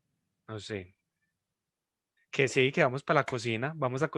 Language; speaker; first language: Spanish; native; Spanish